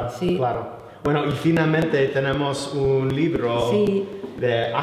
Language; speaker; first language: Spanish; non-native, fluent; English